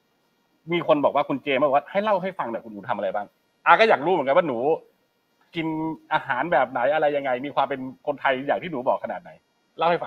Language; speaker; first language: Thai; native; Thai